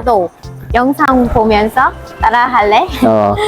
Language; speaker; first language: Korean; non-native, learner; Vietnamese